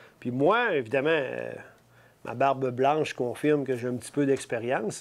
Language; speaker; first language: French; native; French